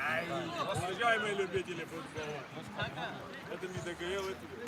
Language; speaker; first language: Russian; non-native, local second language; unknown